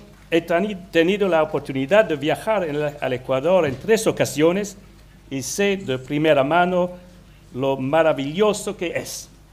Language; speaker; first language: Spanish; non-native, learner; English